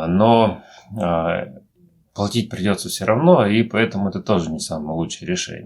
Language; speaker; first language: Russian; native; Russian